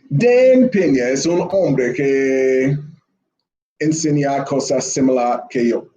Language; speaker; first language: Spanish; non-native, learner; English